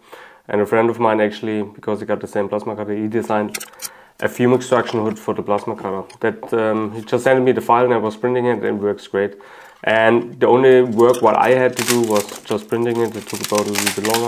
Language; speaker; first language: English; non-native, fluent; German